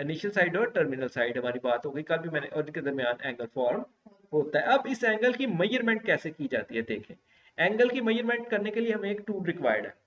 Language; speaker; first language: Urdu; non-native, local second language; Punjabi